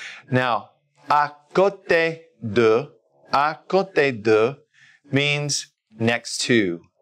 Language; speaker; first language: French; non-native, fluent; English